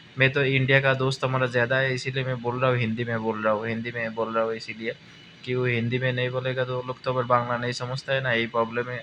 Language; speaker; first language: Hindi; non-native, learner; Bangla